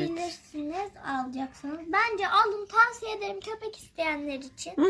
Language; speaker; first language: Turkish; native; Turkish